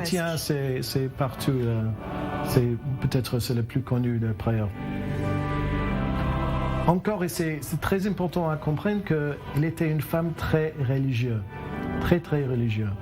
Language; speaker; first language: French; non-native, learner; English